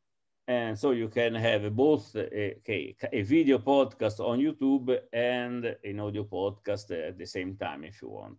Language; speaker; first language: English; non-native, fluent; Italian